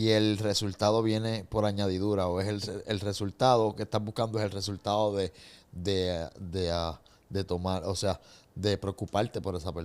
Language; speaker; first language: Spanish; native; Spanish